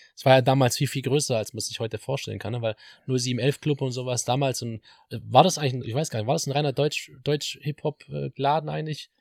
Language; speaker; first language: German; native; German